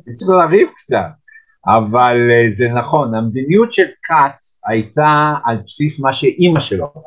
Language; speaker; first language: Hebrew; native; Hebrew